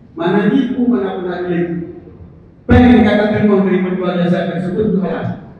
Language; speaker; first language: Malay; non-native, local second language; Achinese